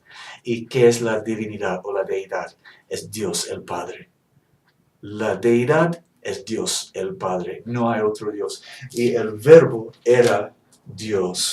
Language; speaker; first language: Spanish; non-native, fluent; English